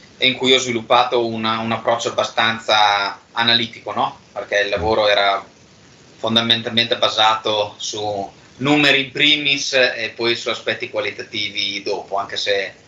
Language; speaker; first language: Italian; native; Italian